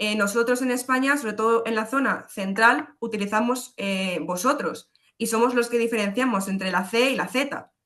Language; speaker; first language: Spanish; early bilingual, other home language; Polish